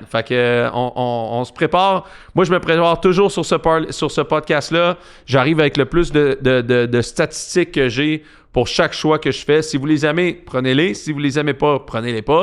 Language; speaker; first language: French; native; French